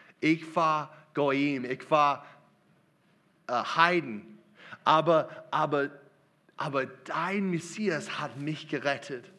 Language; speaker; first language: German; non-native, learner; English